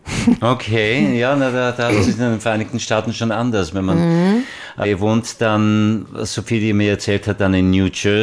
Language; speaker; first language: German; native; German